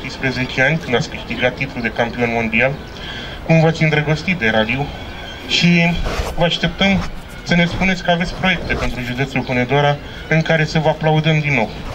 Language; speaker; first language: Romanian; native; Romanian